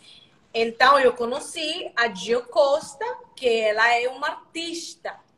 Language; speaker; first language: Portuguese; non-native, learner; Spanish